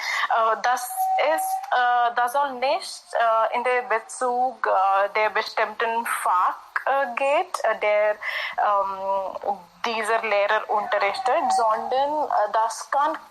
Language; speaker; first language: German; non-native, fluent; Hindi